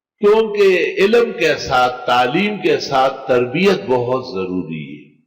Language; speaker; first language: Urdu; non-native, local second language; Pashto